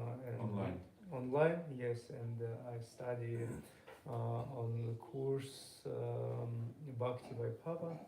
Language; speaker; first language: English; non-native, learner; Russian